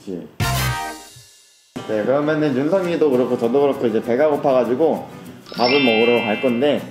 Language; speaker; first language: Korean; native; Korean